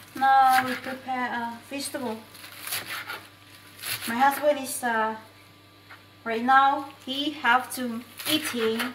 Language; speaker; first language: English; non-native, learner; Indonesian